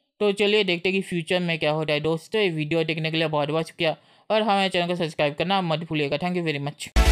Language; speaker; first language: Hindi; native; Hindi